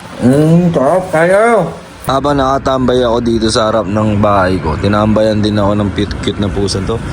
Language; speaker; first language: Filipino; native; Filipino